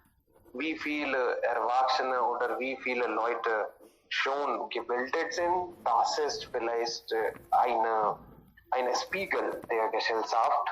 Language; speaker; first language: German; non-native, learner; Hindi